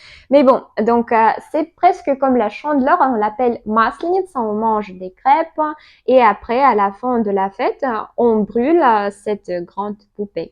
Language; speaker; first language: French; non-native, learner; Russian